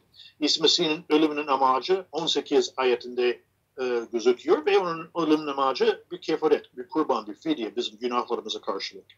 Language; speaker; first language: Turkish; non-native, fluent; English